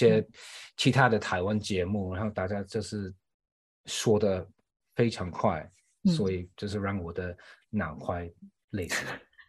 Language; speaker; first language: Chinese; non-native, fluent; English